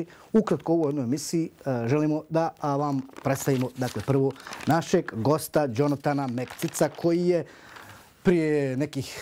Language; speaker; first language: Croatian; native; Croatian